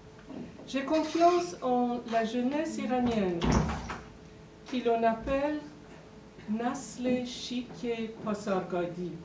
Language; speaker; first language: French; non-native, fluent; Persian